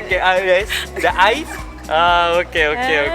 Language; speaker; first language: English; non-native, learner; Japanese